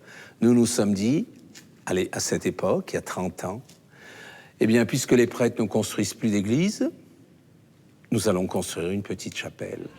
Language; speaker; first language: French; native; French